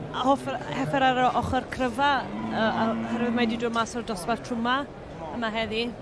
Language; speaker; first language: Welsh; native; Welsh